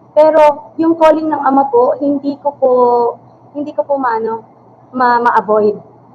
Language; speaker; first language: Filipino; native; Filipino